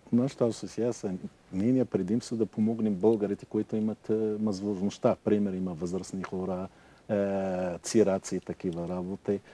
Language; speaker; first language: Bulgarian; non-native, learner; Arabic